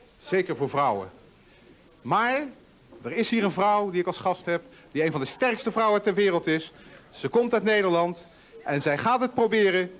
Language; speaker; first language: Dutch; native; Dutch